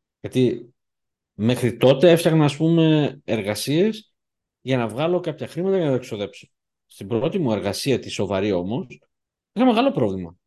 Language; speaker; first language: Greek; early bilingual, heritage; Greek